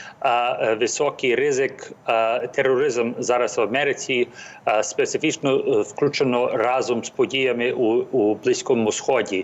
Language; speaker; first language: Ukrainian; early bilingual, heritage; English